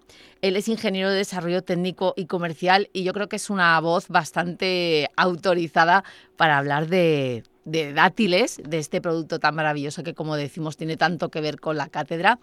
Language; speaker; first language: Spanish; native; Spanish